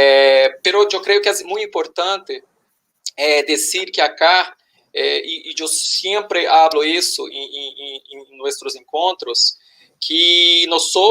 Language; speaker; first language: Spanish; non-native, learner; Portuguese